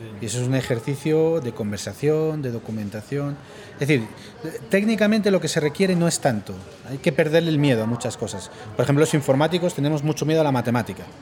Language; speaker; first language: Spanish; native; Spanish